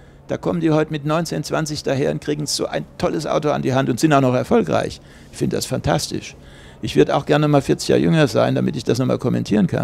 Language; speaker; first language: German; native; German